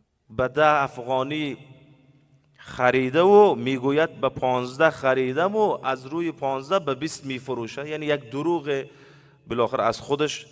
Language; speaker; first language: Persian; native; Persian